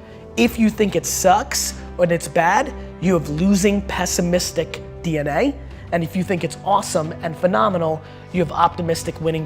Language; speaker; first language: English; early bilingual, other home language; Russian